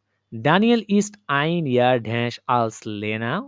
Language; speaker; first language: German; non-native, learner; Bangla